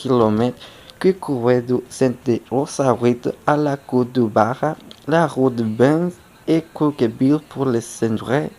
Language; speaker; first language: French; non-native, learner; Spanish